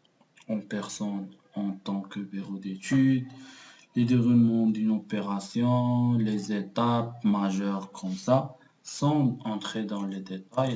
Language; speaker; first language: French; non-native, local second language; Arabic